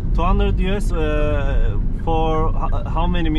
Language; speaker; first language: English; non-native, learner; Turkish